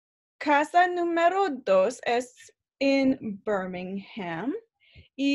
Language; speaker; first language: Spanish; non-native, learner; English